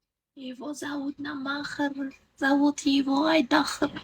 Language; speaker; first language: Russian; non-native, fluent; Uzbek